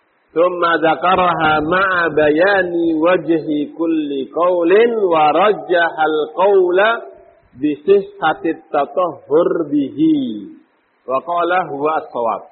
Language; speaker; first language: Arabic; non-native, fluent; Indonesian